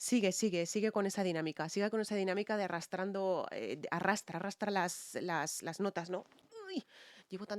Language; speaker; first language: Spanish; native; Spanish